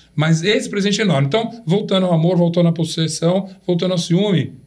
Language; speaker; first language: Portuguese; native; Portuguese